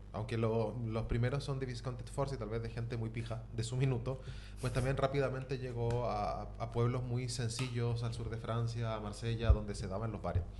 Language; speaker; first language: Spanish; native; Spanish